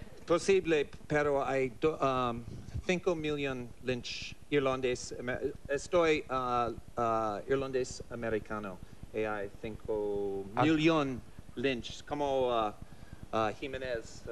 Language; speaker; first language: Spanish; non-native, learner; English